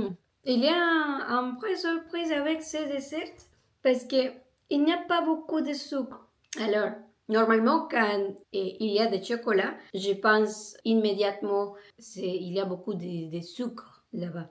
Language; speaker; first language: French; non-native, learner; Spanish